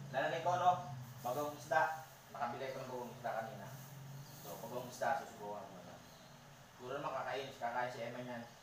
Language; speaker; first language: Filipino; non-native, local second language; Cebuano